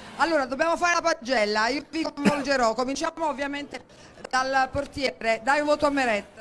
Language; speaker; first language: Italian; native; Italian